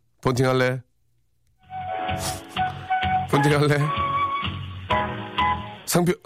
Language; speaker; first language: Korean; native; Korean